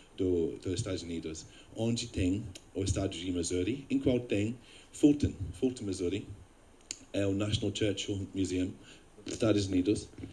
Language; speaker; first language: Portuguese; non-native, fluent; English